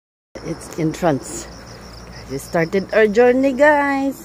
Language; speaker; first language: English; non-native, learner; Filipino